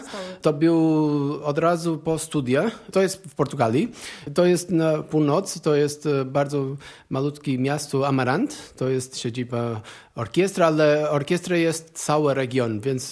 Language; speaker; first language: Polish; non-native, learner; Portuguese